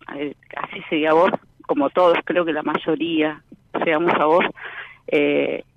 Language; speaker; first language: Spanish; native; Spanish